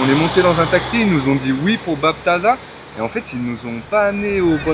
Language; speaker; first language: French; native; French